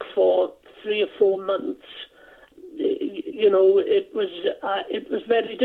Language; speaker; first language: English; non-native, local second language; Welsh